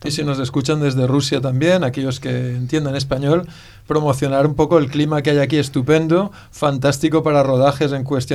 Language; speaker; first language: Spanish; native; Spanish